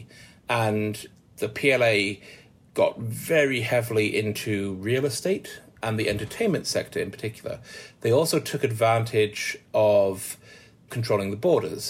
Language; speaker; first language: English; native; English